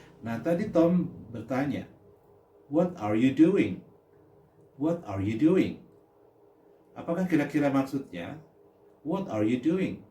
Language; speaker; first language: English; non-native, fluent; Indonesian